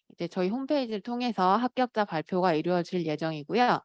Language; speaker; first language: Korean; native; Korean